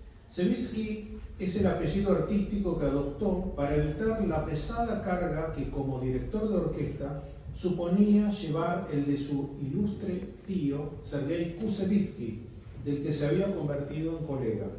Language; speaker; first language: Spanish; native; Spanish